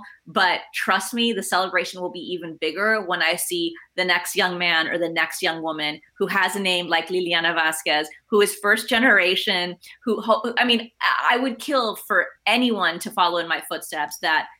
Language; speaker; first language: English; early bilingual, other home language; Spanish